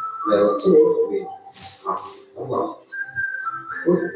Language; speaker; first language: English; non-native, fluent; Indonesian